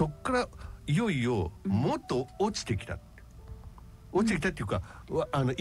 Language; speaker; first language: Japanese; native; Japanese